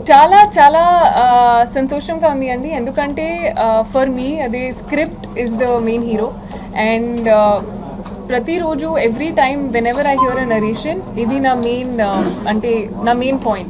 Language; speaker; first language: Telugu; non-native, fluent; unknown